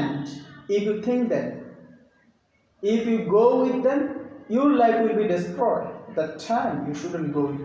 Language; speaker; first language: English; non-native, fluent; Bangla